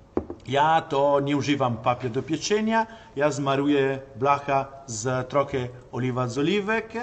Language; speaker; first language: Polish; non-native, learner; Italian